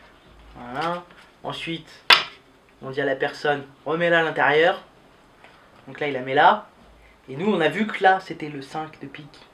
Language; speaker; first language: French; native; French